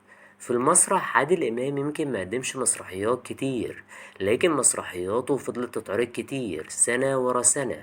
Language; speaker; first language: Arabic; native; Arabic